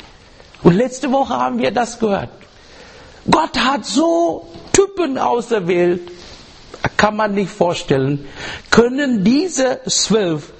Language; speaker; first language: German; non-native, learner; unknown